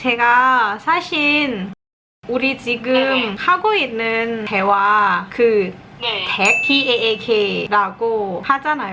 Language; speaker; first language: Korean; non-native, learner; Thai